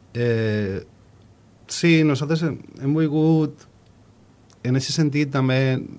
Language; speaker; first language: Catalan; native; Catalan